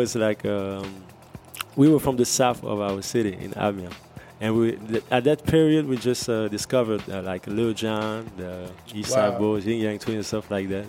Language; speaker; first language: English; non-native, fluent; French